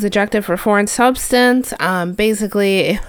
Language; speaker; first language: English; native; English